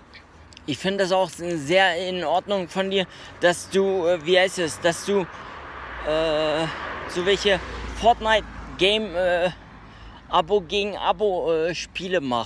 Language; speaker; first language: German; early bilingual, other home language; Turkish